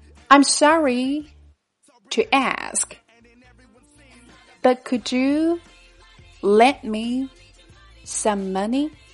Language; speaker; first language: English; non-native, fluent; Chinese